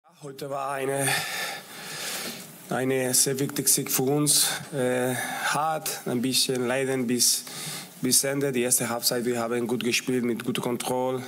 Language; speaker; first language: German; non-native, learner; Spanish